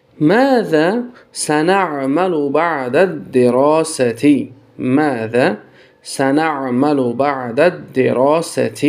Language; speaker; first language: Arabic; non-native, fluent; Tajik